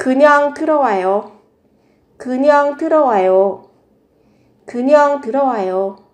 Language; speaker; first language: Korean; non-native, fluent; Vietnamese